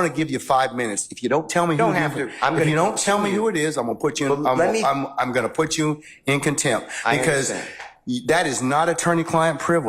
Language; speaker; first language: English; native; English